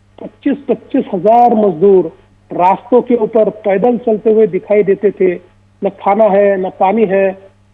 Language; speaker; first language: Hindi; non-native, local second language; Marathi